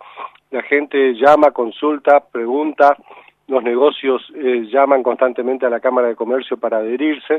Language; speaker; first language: Spanish; native; Spanish